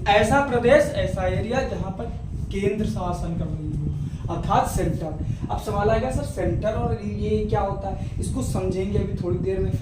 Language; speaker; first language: Hindi; native; Hindi